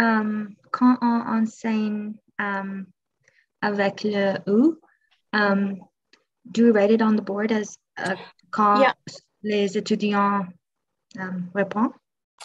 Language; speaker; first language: French; non-native, fluent; English